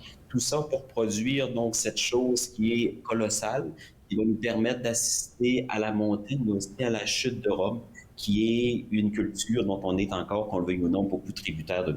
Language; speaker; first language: French; native; French